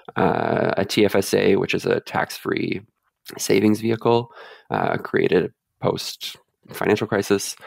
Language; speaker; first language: English; native; English